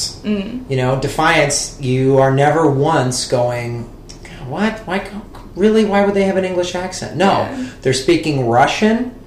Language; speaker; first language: English; native; English